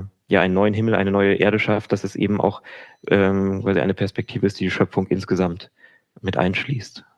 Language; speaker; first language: German; native; German